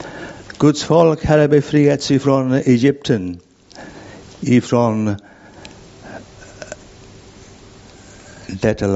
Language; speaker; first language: Swedish; non-native, fluent; English